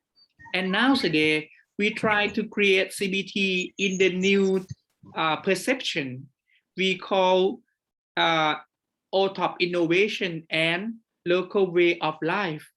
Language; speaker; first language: English; non-native, fluent; Thai